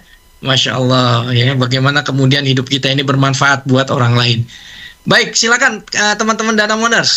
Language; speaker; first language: Indonesian; native; Indonesian